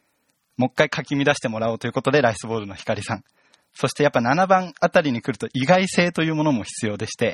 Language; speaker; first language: Japanese; native; Japanese